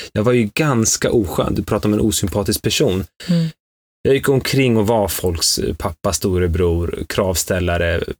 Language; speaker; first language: Swedish; early bilingual, other home language; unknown